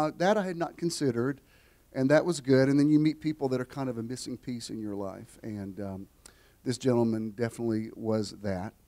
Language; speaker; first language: English; native; English